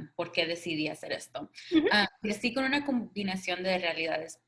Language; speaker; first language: Spanish; early bilingual, other home language; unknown